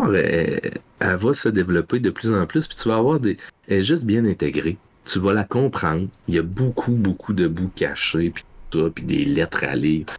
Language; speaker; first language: French; native; French